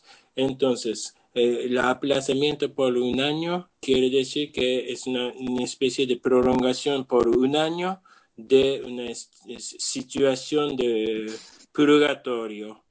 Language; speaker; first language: Spanish; non-native, learner; Japanese